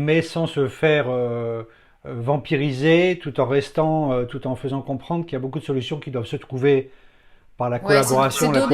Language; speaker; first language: French; native; French